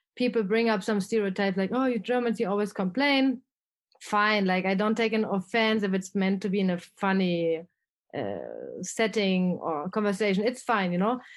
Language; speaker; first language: English; non-native, fluent; German